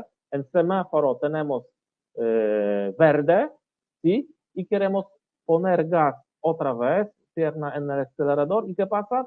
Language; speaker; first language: Spanish; non-native, learner; Polish